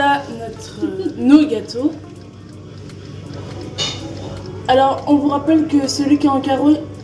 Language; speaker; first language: French; native; French